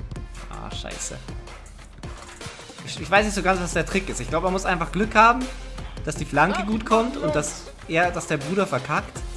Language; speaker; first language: German; native; German